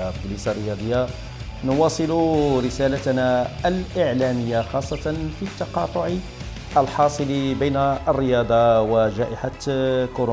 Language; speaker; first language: Arabic; native; Arabic